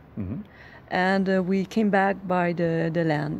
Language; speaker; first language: English; non-native, local second language; French